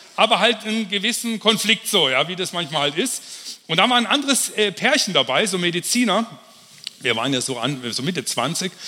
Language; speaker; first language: German; native; German